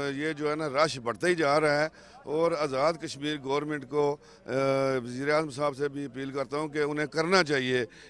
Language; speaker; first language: Urdu; non-native, local second language; Pahari-Potwari